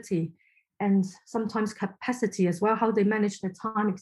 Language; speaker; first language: English; non-native, local second language; Cantonese